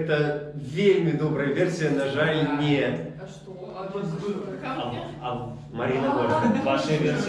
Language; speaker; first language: Belarusian; non-native, local second language; Russian